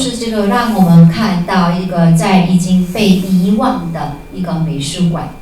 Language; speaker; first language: Chinese; native; Chinese